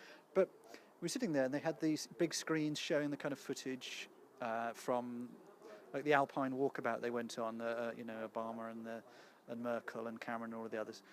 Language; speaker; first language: English; native; English